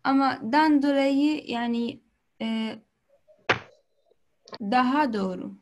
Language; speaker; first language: Turkish; non-native, learner; Arabic